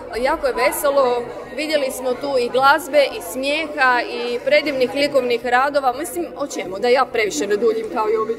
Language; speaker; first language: Croatian; native; Croatian